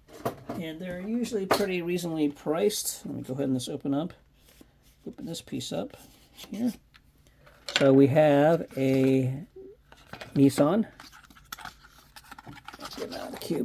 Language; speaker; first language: English; native; English